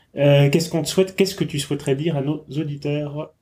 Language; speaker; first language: French; native; French